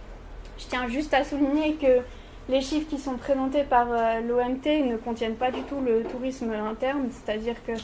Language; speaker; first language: French; native; French